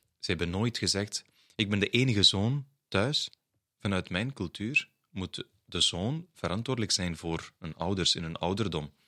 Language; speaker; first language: Dutch; non-native, fluent; Tamil